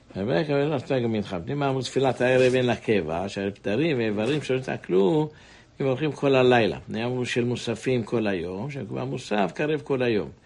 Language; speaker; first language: Hebrew; native; Hebrew